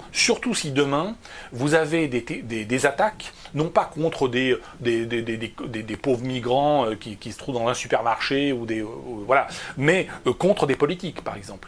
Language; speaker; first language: French; native; French